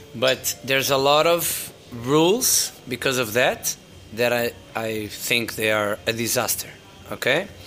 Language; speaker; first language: English; non-native, fluent; Portuguese